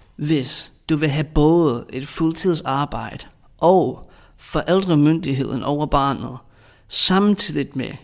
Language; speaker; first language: Danish; non-native, fluent; English